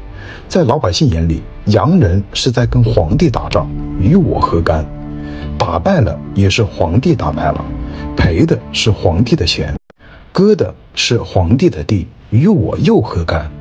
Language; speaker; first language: Chinese; native; Chinese